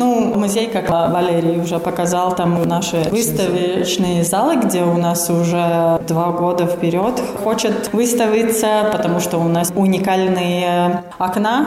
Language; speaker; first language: Russian; non-native, local second language; Latvian